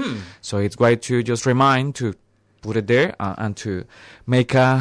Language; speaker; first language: English; non-native, fluent; Spanish